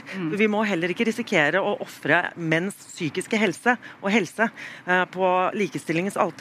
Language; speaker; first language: Norwegian; native; Norwegian